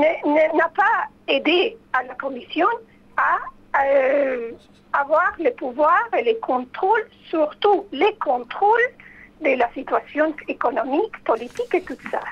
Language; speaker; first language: French; non-native, fluent; Spanish